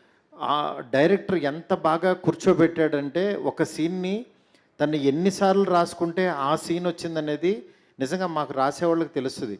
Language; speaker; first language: Telugu; native; Telugu